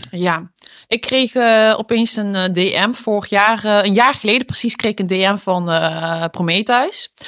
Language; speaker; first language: Dutch; native; Dutch